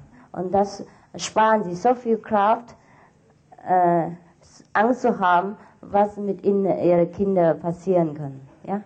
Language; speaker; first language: German; non-native, fluent; Vietnamese